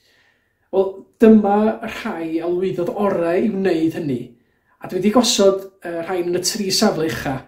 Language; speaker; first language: Welsh; native; Welsh